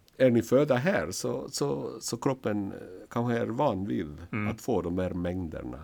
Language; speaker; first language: Swedish; non-native, fluent; Spanish